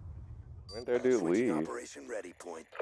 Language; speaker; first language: English; native; English